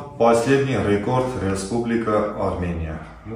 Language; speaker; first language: Russian; non-native, learner; Armenian